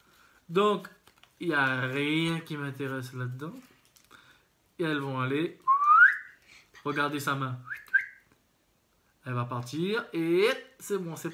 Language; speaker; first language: French; native; French